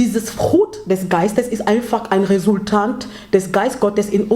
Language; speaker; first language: German; non-native, learner; French